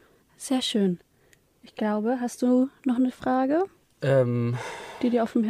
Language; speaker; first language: German; native; German